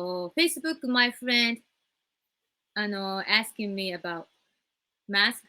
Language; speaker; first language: English; non-native, learner; Japanese